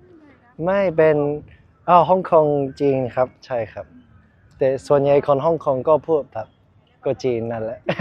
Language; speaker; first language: Thai; non-native, learner; English